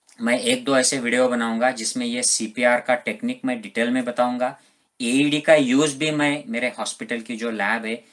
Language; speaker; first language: Hindi; non-native, local second language; Marathi